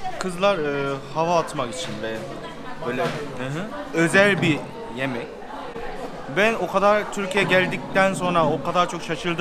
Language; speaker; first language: Turkish; non-native, fluent; Korean